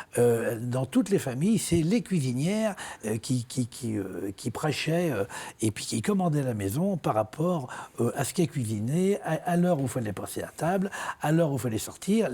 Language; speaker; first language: French; native; French